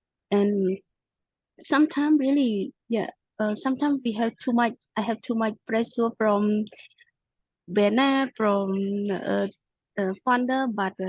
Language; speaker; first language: English; non-native, local second language; Khmer